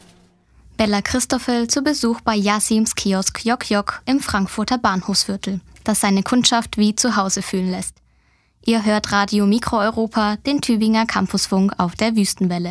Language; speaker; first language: German; native; German